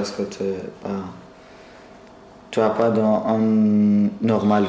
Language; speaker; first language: French; non-native, learner; Persian